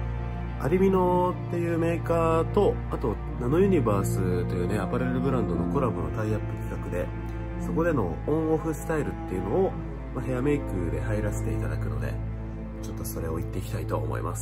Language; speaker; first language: Japanese; native; Japanese